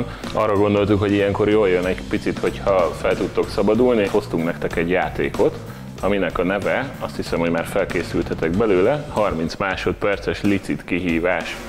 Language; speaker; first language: Hungarian; native; Hungarian